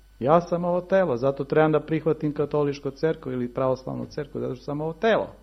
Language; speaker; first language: Serbian; native; Serbian